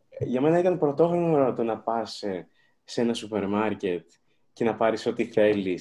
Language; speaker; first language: Greek; early bilingual, other home language; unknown